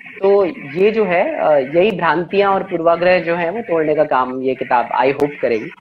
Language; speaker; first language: Hindi; native; Hindi